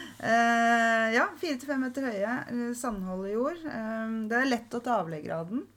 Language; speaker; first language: Norwegian; native; Norwegian